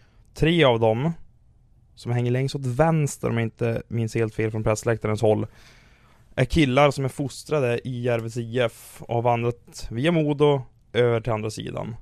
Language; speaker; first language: Swedish; native; Swedish